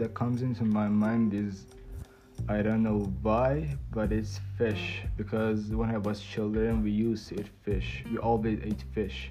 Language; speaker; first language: English; non-native, fluent; Persian